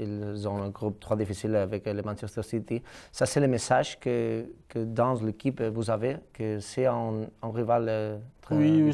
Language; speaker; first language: French; non-native, learner; Catalan